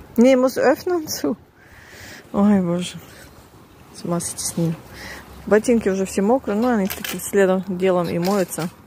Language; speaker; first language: Russian; native; Russian